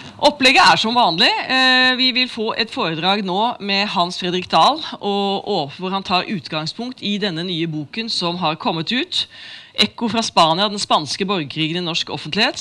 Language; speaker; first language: Norwegian; native; Norwegian